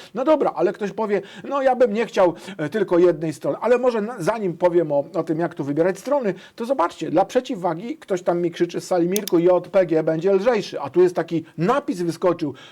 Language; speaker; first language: Polish; native; Polish